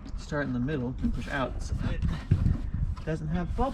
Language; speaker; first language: English; native; English